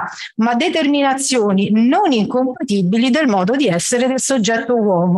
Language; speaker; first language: Italian; native; Italian